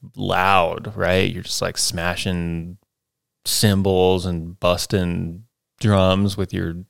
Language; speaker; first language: English; native; English